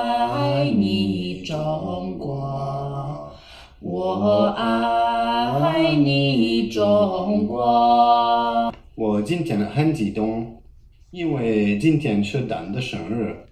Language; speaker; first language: Chinese; non-native, learner; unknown